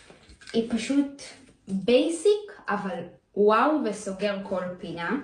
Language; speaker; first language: Hebrew; native; Hebrew